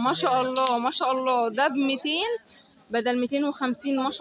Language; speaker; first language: Arabic; native; Arabic